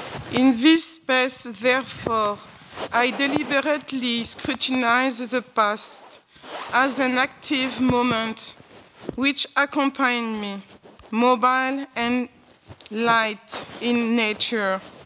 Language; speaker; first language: English; non-native, learner; French